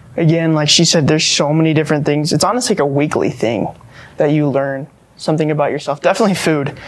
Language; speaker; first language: English; native; English